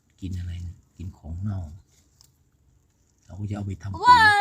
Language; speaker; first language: Thai; native; Thai